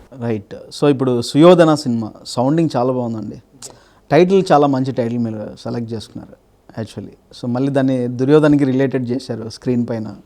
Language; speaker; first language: Telugu; native; Telugu